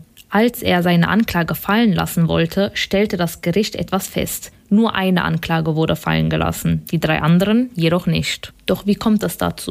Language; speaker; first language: German; native; German